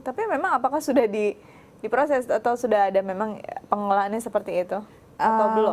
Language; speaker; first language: Indonesian; native; Indonesian